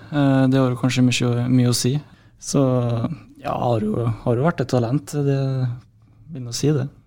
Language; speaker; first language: Norwegian; native; Norwegian